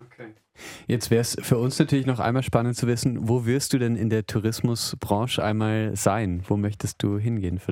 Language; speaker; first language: German; native; German